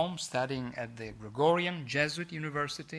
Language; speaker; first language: English; non-native, fluent; Italian